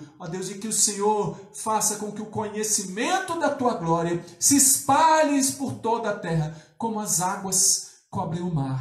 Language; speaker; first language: Portuguese; native; Portuguese